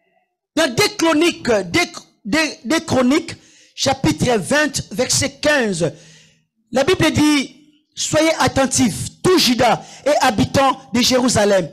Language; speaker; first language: French; non-native, local second language; Lingala